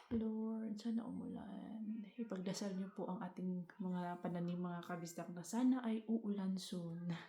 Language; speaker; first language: Filipino; non-native, local second language; Cebuano